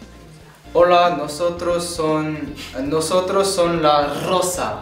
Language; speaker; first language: Spanish; non-native, learner; Korean